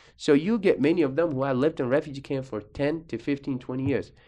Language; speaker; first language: English; early bilingual, other home language; Arabic